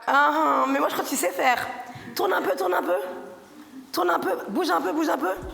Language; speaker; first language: French; early bilingual, other home language; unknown